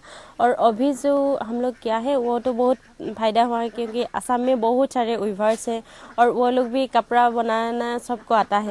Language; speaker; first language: Hindi; non-native, local second language; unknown